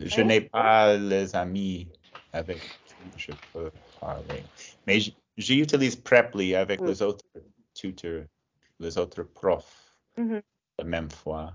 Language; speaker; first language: French; non-native, learner; English